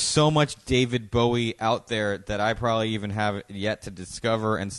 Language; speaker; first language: English; native; English